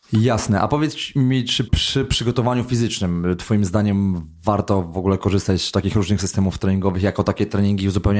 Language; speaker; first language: Polish; native; Polish